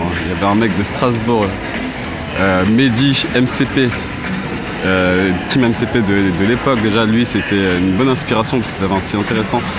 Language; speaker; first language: French; native; French